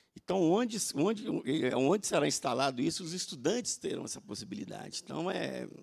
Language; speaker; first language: Portuguese; native; Portuguese